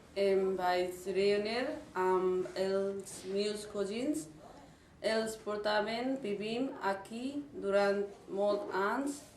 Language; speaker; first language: Catalan; non-native, learner; Nepali